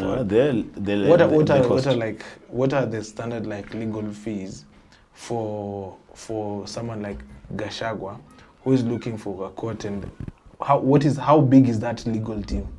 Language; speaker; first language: English; non-native, local second language; Swahili